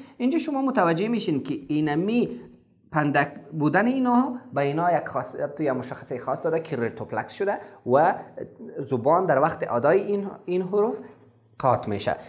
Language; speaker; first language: Persian; non-native, local second language; Pashto